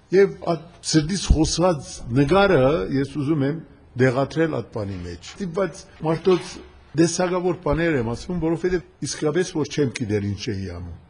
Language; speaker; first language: Armenian; early bilingual, heritage; Armenian